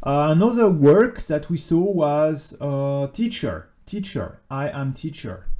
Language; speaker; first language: English; non-native, fluent; French